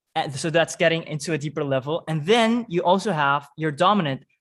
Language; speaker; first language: English; non-native, fluent; Dutch